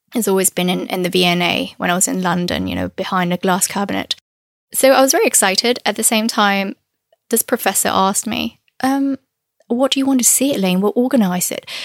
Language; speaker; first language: English; non-native, fluent; Chinese